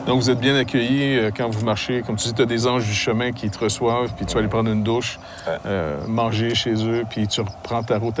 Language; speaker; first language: French; native; French